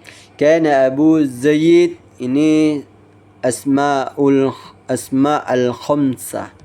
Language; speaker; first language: Arabic; non-native, learner; Indonesian